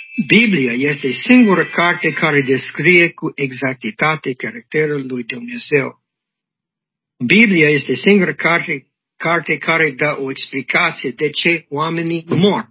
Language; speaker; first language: Romanian; non-native, learner; English